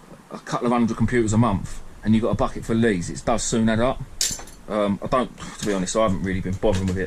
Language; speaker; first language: English; native; English